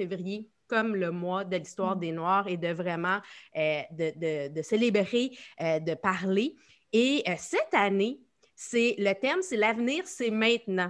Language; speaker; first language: French; native; French